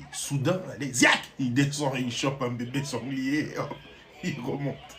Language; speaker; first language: French; native; French